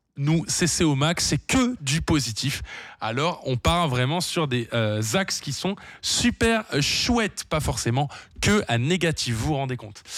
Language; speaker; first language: French; native; French